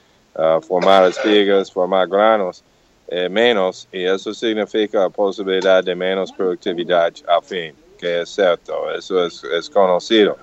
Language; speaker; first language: Portuguese; non-native, learner; English